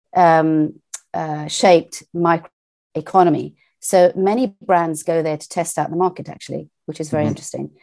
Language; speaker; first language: English; native; English